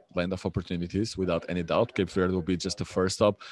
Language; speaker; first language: English; non-native, fluent; Portuguese